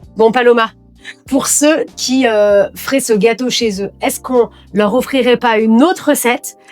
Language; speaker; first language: French; native; French